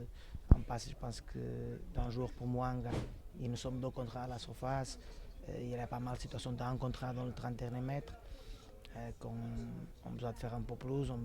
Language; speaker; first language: French; non-native, fluent; Portuguese